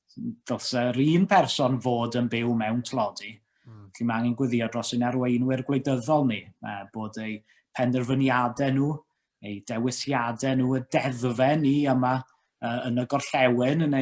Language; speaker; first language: Welsh; native; Welsh